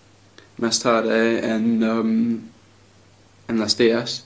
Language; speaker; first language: Spanish; non-native, learner; English